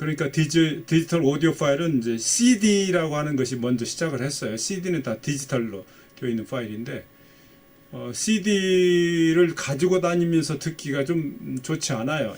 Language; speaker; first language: Korean; native; Korean